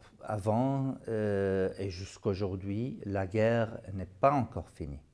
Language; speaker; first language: French; non-native, fluent; Arabic